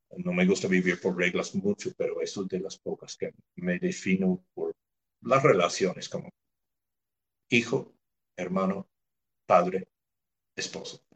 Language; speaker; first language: Spanish; non-native, fluent; English